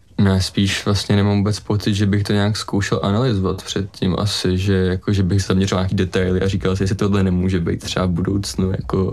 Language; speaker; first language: Czech; native; Czech